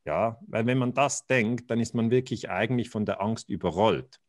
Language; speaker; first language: German; native; German